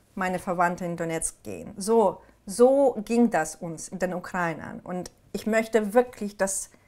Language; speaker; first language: German; non-native, fluent; Ukrainian